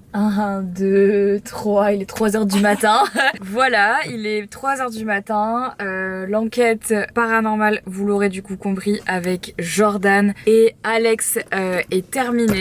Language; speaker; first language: French; native; French